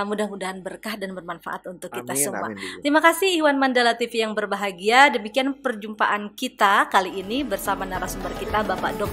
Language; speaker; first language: Indonesian; native; Indonesian